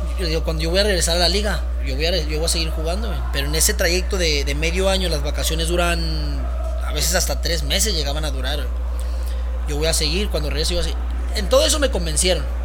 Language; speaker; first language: Spanish; early bilingual, heritage; Spanish